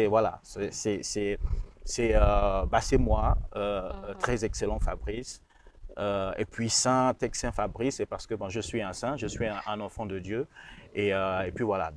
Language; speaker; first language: French; non-native, local second language; Rundi